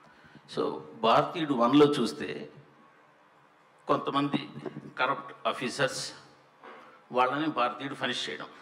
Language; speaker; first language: Telugu; native; Telugu